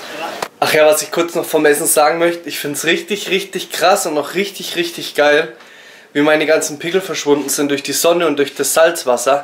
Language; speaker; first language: German; native; German